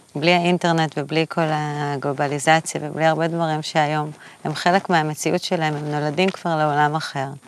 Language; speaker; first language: Hebrew; native; Hebrew